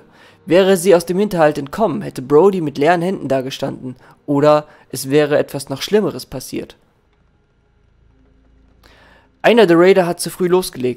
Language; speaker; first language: German; native; German